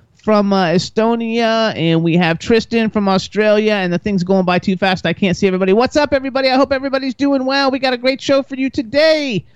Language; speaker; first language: English; native; English